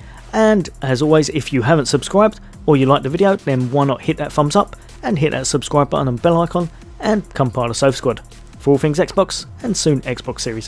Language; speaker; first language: English; native; English